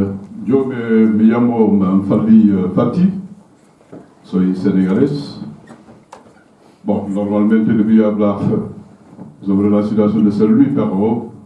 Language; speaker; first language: Spanish; non-native, fluent; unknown